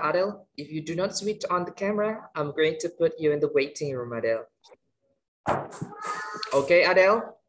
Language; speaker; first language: English; non-native, fluent; Indonesian